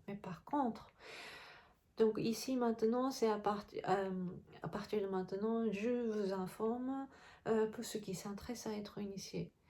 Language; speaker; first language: French; non-native, fluent; Japanese